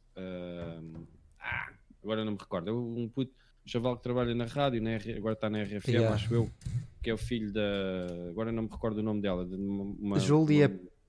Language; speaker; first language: Portuguese; native; Portuguese